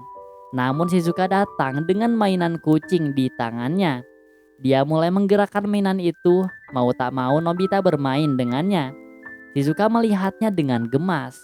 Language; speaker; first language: Indonesian; native; Indonesian